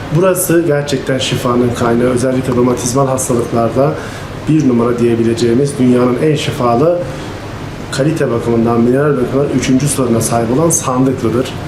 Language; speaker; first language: Turkish; native; Turkish